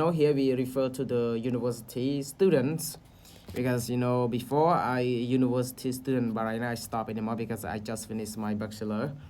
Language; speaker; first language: English; non-native, learner; Khmer